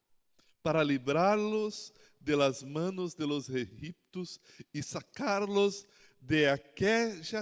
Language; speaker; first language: Spanish; non-native, learner; Portuguese